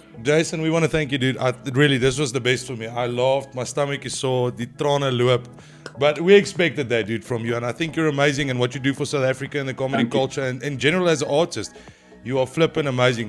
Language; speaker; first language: English; non-native, local second language; Afrikaans